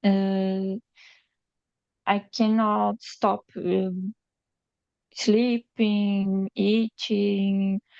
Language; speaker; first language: English; non-native, learner; Portuguese